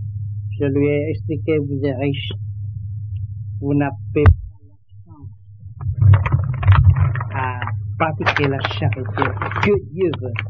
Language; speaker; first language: French; non-native, learner; Vietnamese